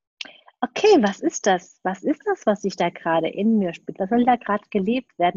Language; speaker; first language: German; native; German